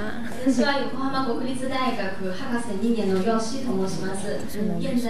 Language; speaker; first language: Japanese; non-native, fluent; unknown